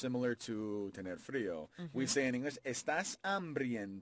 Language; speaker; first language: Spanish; non-native, learner; English